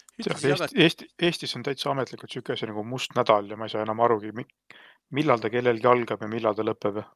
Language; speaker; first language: Estonian; native; Estonian